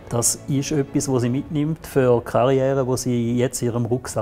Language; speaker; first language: German; native; German